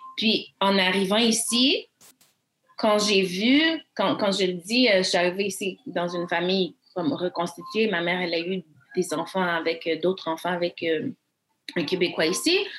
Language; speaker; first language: French; early bilingual, other home language; Haitian Creole